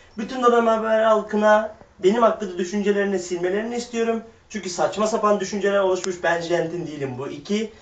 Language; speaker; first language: Turkish; early bilingual, heritage; Turkish